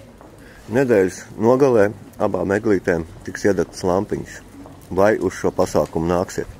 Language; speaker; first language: Latvian; native; Latvian